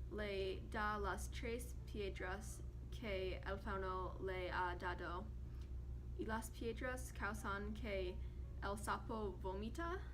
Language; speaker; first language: Spanish; non-native, learner; English